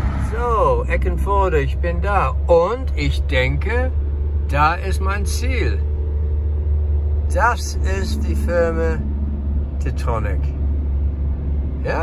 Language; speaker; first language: German; non-native, fluent; English